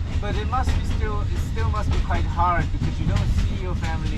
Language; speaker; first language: English; non-native, learner; Korean